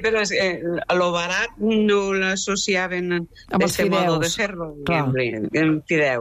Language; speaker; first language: Catalan; native; Catalan